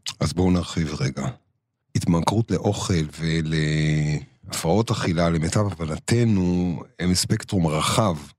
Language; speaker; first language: Hebrew; native; Hebrew